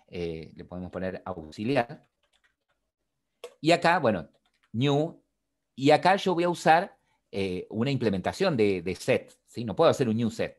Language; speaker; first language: Spanish; native; Spanish